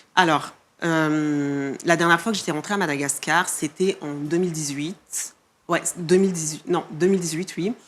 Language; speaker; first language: French; non-native, local second language; Malagasy